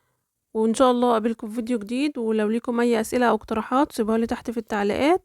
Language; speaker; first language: Arabic; native; Arabic